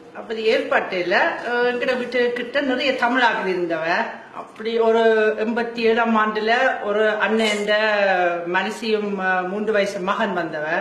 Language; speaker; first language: Tamil; non-native, fluent; German